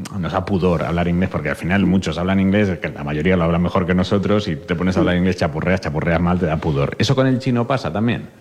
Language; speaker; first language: Spanish; native; Spanish